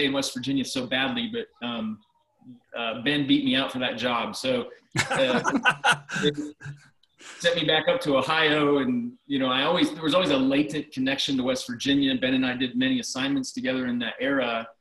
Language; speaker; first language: English; native; English